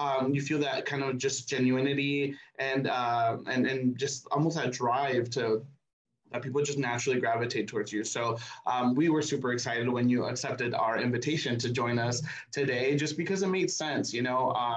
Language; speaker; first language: English; early bilingual, other home language; Spanish